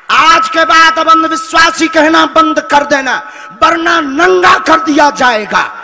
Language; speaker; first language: Hindi; native; Hindi